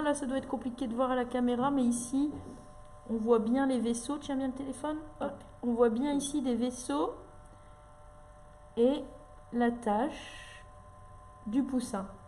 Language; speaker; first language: French; native; French